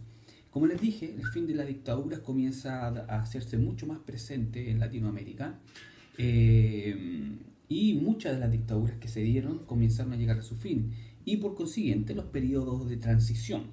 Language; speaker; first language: Spanish; native; Spanish